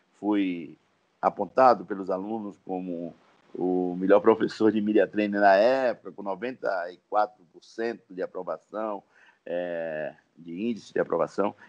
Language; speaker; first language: Portuguese; native; Portuguese